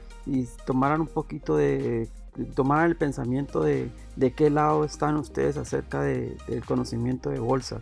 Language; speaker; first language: Spanish; native; Spanish